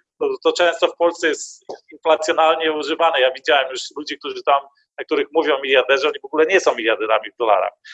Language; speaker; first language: Polish; early bilingual, heritage; Polish